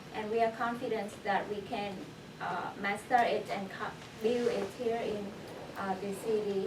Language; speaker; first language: English; non-native, fluent; Vietnamese